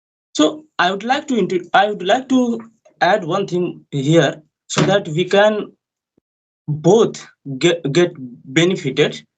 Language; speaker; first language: English; non-native, learner; Hindi